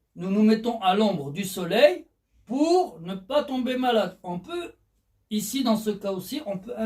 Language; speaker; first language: French; non-native, local second language; Arabic